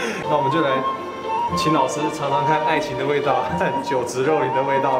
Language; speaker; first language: Chinese; native; Chinese